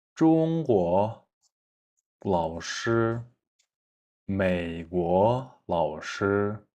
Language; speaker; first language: Chinese; non-native, fluent; Kyrgyz